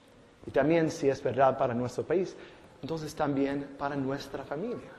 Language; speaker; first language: Spanish; non-native, fluent; English